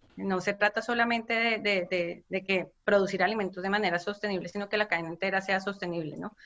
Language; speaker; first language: Spanish; native; Spanish